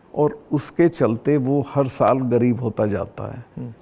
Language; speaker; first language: Hindi; native; Hindi